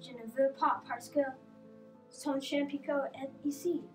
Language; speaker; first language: French; non-native, learner; English